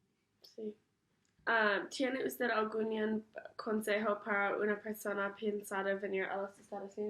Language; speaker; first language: Spanish; non-native, learner; English